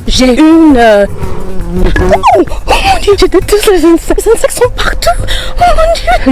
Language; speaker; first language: French; non-native, learner; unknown